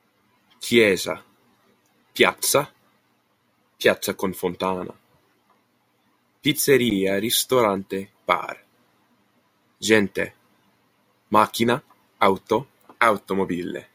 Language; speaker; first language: Italian; non-native, learner; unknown